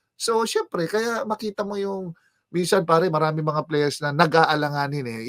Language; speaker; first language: Filipino; native; Filipino